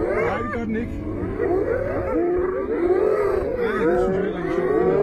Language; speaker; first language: Danish; native; Danish